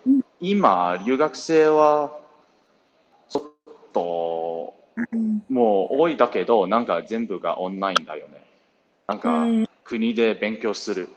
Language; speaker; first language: Japanese; non-native, learner; English